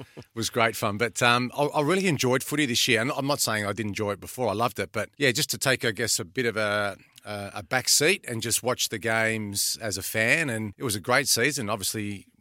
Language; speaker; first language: English; native; English